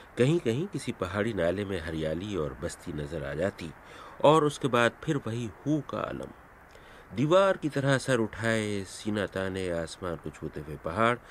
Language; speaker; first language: Urdu; native; Urdu